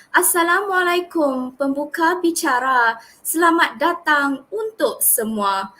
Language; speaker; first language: Malay; native; Malay